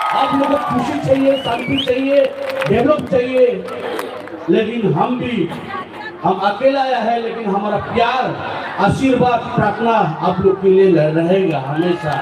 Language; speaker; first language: Hindi; non-native, local second language; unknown